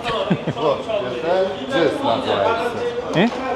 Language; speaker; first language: Russian; non-native, local second language; Uzbek